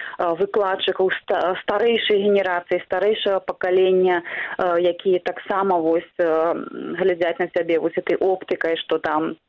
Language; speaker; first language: Belarusian; non-native, local second language; Russian